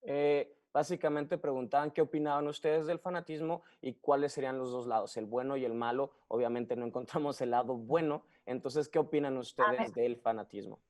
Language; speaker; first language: Spanish; native; Spanish